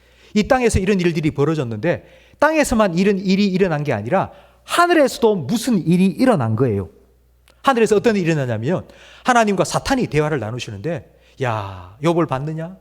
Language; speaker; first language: Korean; native; Korean